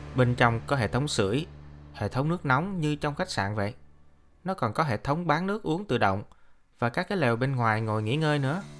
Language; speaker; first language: Vietnamese; native; Vietnamese